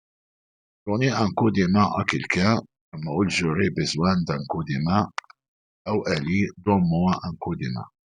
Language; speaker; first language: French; non-native, fluent; Arabic